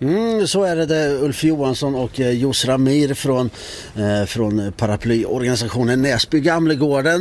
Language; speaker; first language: Swedish; native; Swedish